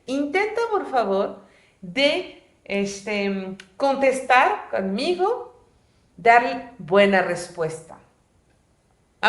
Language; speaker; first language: Spanish; non-native, fluent; French